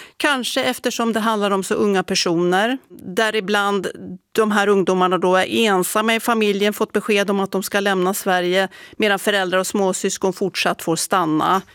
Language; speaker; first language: Swedish; native; Swedish